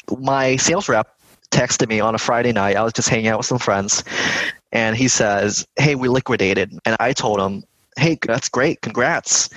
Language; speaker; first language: English; early bilingual, other home language; Vietnamese